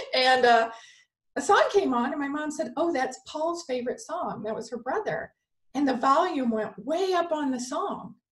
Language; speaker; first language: English; native; English